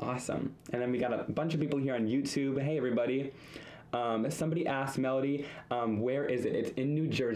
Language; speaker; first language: English; native; English